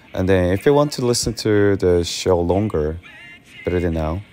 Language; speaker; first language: English; non-native, learner; Korean